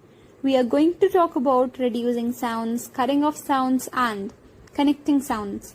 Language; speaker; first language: English; non-native, local second language; Hindi